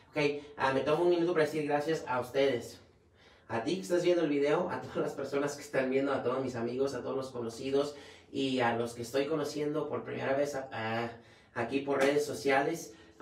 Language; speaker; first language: Spanish; native; Spanish